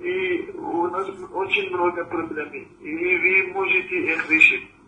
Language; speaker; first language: Russian; non-native, learner; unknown